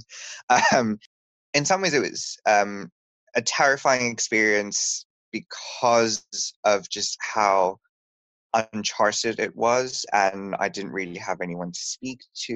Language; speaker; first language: English; non-native, local second language; Bangla